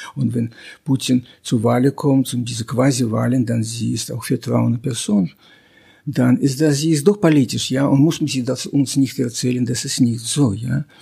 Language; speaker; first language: German; non-native, fluent; Russian